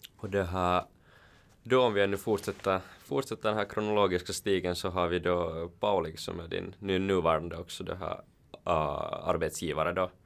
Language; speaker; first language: Swedish; native; Swedish